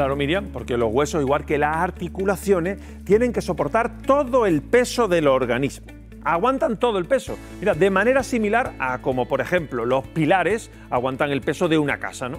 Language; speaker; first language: Spanish; native; Spanish